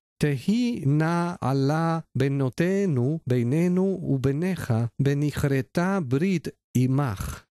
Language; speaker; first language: Hebrew; non-native, learner; Spanish